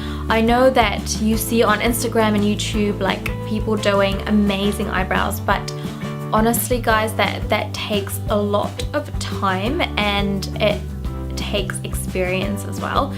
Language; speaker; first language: English; non-native, local second language; Sinhala